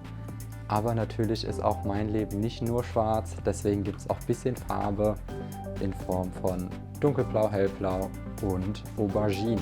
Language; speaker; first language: German; native; German